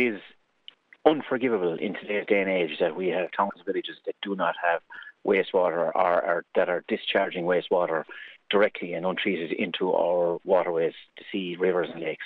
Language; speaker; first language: English; native; English